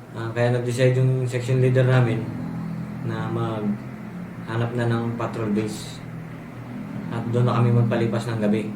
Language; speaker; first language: Filipino; native; Filipino